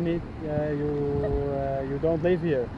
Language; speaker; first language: English; non-native, fluent; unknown